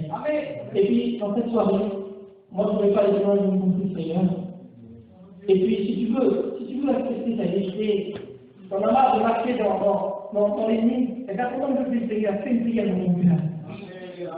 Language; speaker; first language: French; native; French